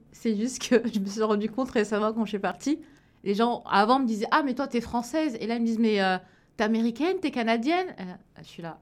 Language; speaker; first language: French; early bilingual, other home language; Wolof